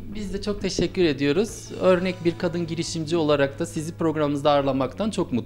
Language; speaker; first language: Turkish; native; Turkish